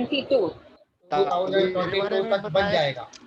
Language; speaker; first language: Hindi; native; Hindi